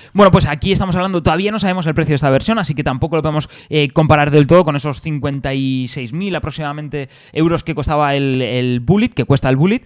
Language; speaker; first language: Spanish; native; Spanish